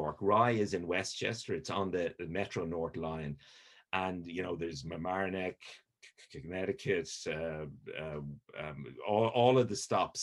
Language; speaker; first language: English; native; English